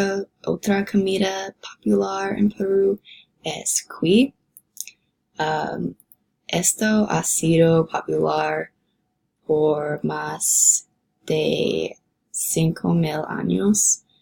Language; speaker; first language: Spanish; non-native, learner; English